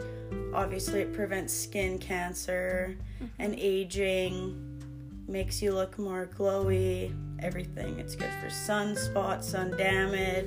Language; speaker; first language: English; native; English